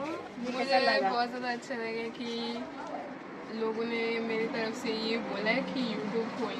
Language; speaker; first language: Hindi; non-native, learner; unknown